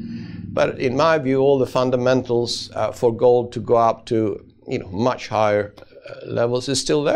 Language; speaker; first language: English; non-native, fluent; Swedish